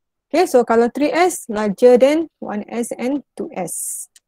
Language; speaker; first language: English; non-native, local second language; Malay